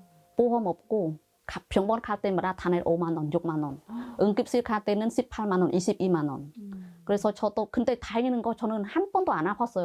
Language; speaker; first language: Korean; non-native, learner; Khmer